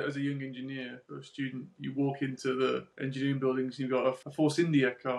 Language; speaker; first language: English; native; English